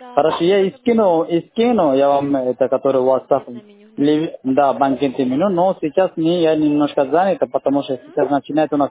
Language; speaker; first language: Russian; non-native, learner; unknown